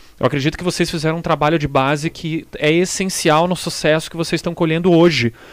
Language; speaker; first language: Portuguese; native; Portuguese